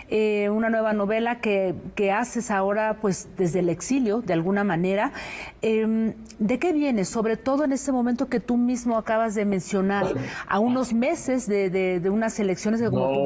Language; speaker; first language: Spanish; native; Spanish